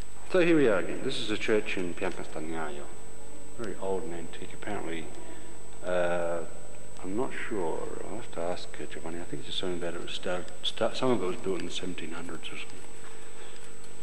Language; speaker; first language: English; native; English